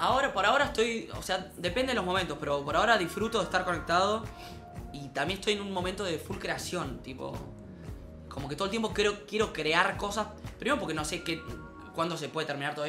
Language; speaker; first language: Spanish; native; Spanish